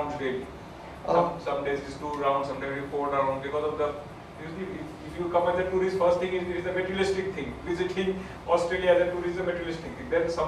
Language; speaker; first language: English; non-native, local second language; Hindi